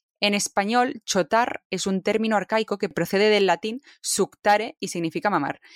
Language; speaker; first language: Spanish; native; Spanish